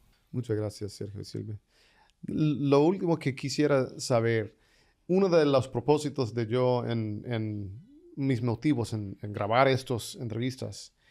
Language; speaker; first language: Spanish; non-native, fluent; English